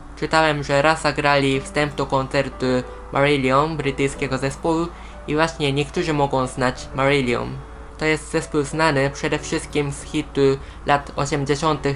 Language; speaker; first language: Polish; non-native, fluent; Japanese